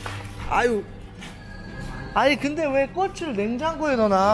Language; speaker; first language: Korean; native; Korean